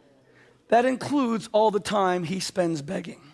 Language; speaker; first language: English; native; English